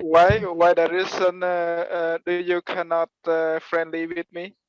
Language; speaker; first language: English; non-native, learner; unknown